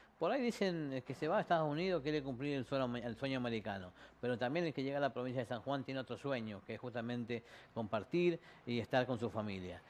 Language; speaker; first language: Spanish; native; Spanish